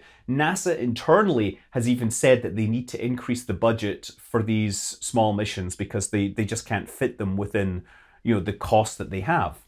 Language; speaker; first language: English; native; English